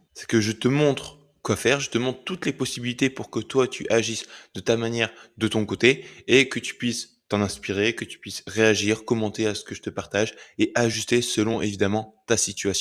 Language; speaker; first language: French; native; French